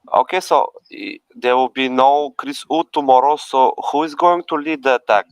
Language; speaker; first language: English; non-native, fluent; Bulgarian